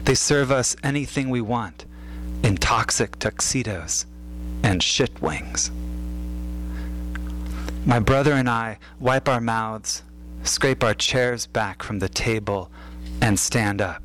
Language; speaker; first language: English; native; English